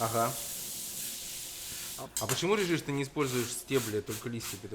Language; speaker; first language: Russian; native; Russian